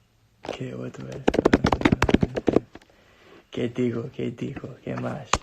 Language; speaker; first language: Spanish; non-native, learner; English